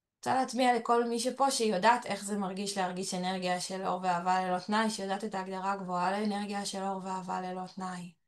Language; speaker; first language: Hebrew; early bilingual, other home language; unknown